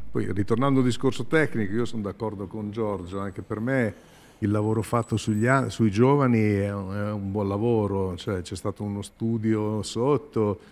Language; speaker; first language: Italian; native; Italian